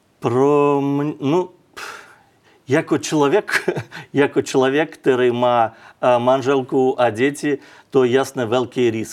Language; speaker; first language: Czech; non-native, learner; Russian